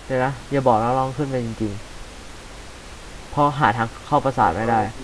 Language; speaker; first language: Thai; native; Thai